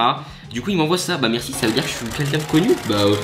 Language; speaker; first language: French; native; French